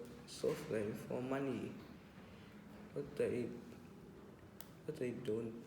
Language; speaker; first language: English; non-native, learner; Vietnamese